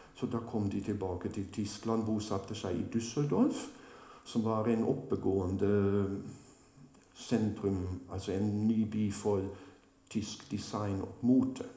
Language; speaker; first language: Norwegian; non-native, fluent; German